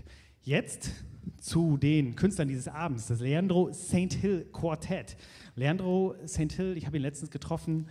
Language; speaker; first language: German; native; German